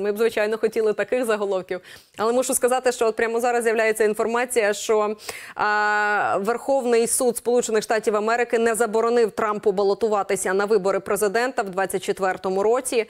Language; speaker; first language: Ukrainian; native; Ukrainian